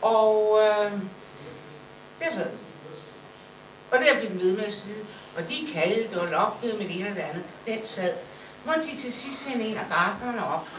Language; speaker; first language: Danish; native; Danish